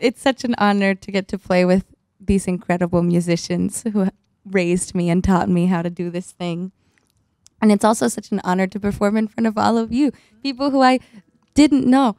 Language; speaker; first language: English; early bilingual, other home language; Spanish